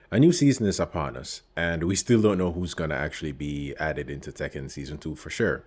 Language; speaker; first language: English; native; English